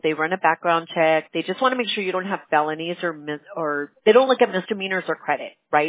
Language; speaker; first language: English; early bilingual, other home language; Spanish